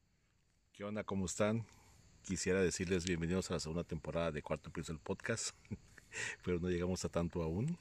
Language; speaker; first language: Spanish; native; Spanish